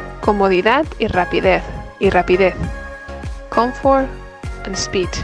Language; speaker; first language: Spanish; non-native, fluent; English